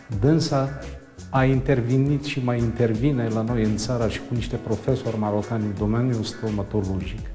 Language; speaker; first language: Romanian; non-native, fluent; Arabic